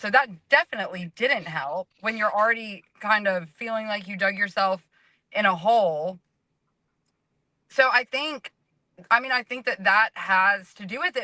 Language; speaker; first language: English; native; English